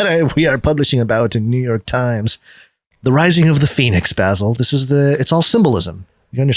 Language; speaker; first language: English; native; English